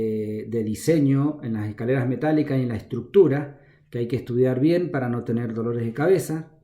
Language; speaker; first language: Spanish; native; Spanish